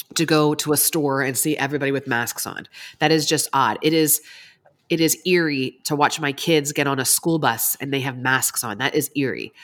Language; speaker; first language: English; native; English